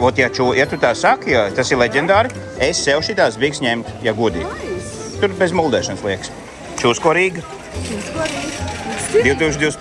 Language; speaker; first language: Latvian; native; Latvian